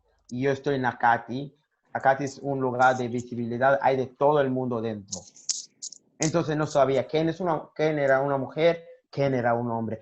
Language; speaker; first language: Spanish; non-native, learner; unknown